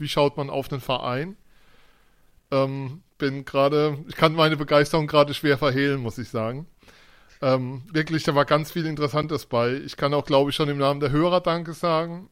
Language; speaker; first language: German; native; German